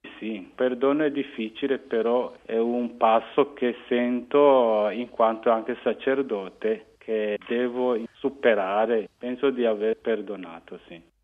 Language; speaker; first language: Italian; non-native, fluent; Kinyarwanda